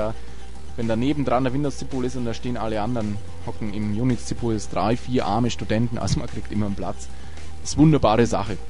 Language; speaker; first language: German; native; German